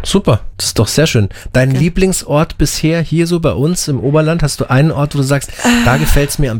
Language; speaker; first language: German; native; German